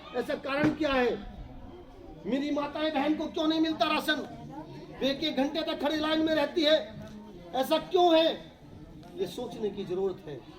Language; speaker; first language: Hindi; native; Hindi